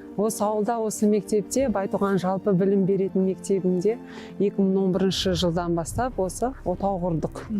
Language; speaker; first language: Kazakh; non-native, local second language; Russian